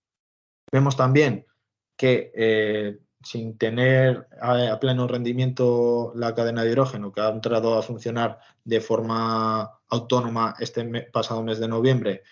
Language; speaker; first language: Spanish; native; Spanish